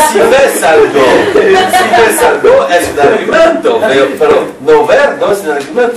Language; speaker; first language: Spanish; non-native, learner; French